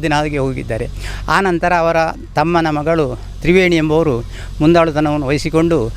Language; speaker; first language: Kannada; native; Kannada